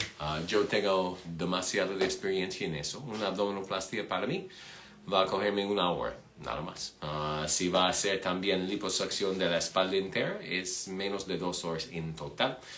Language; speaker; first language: Spanish; non-native, fluent; English